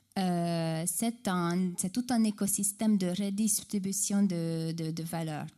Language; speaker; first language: French; non-native, fluent; Hungarian